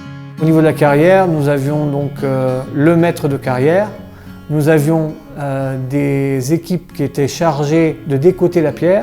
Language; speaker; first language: French; native; French